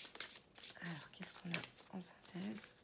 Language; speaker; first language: French; native; French